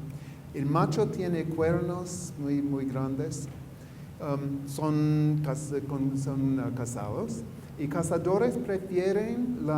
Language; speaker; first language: Spanish; non-native, fluent; English